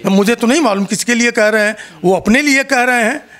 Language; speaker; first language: Hindi; native; Hindi